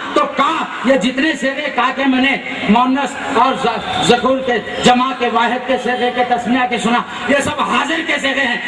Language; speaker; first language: Urdu; native; Urdu